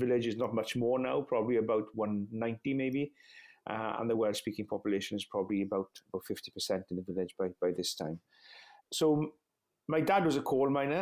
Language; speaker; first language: English; non-native, local second language; Welsh